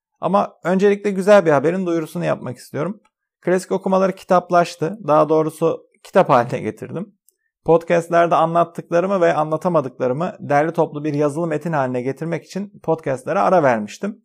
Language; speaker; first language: Turkish; native; Turkish